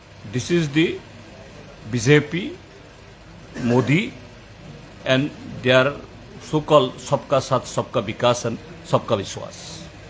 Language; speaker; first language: English; non-native, local second language; Bangla